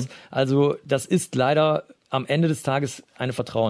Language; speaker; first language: German; native; German